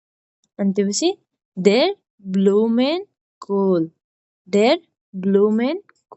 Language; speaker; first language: German; non-native, learner; Nepali